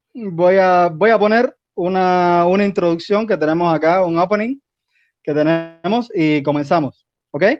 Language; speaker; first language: Spanish; native; Spanish